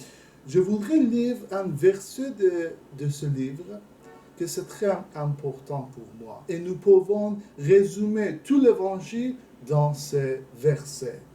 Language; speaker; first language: French; non-native, learner; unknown